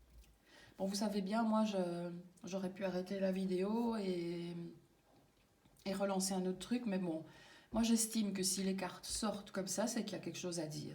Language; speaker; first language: French; native; French